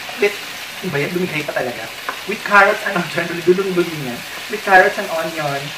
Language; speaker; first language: Filipino; non-native, local second language; Waray